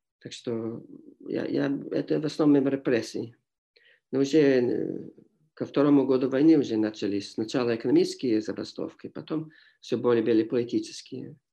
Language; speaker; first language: Russian; non-native, fluent; English